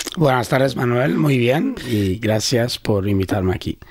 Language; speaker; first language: Spanish; non-native, fluent; Swedish